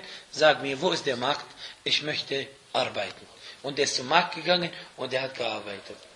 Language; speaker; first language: German; non-native, fluent; Arabic